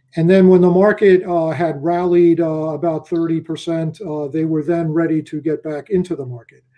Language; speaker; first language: English; native; English